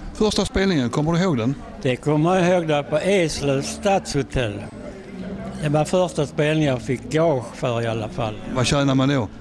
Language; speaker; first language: Swedish; native; Swedish